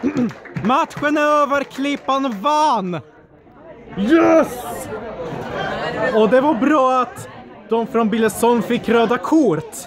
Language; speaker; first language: Swedish; early bilingual, other home language; Polish